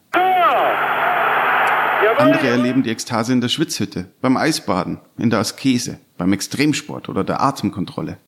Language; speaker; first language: German; native; German